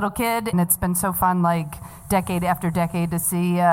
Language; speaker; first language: English; native; English